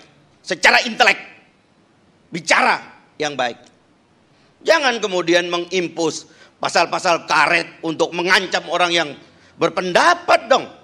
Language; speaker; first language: Indonesian; native; Indonesian